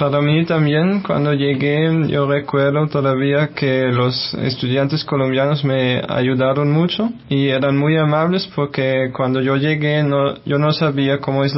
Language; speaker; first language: Spanish; non-native, fluent; German